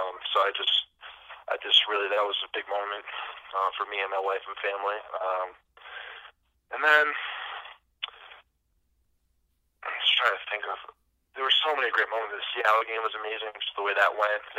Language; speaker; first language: English; native; English